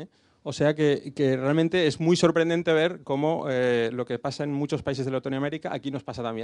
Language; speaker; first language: Spanish; native; Spanish